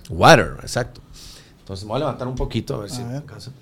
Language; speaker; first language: Spanish; native; Spanish